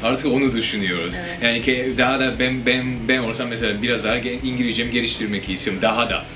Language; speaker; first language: Turkish; non-native, fluent; Japanese